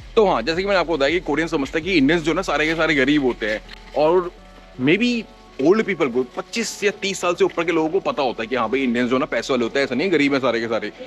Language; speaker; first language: Hindi; native; Hindi